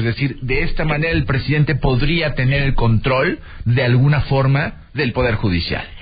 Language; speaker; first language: Spanish; native; Spanish